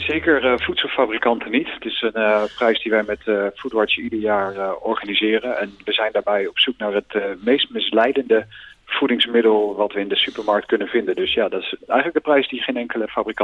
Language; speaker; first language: Dutch; native; Dutch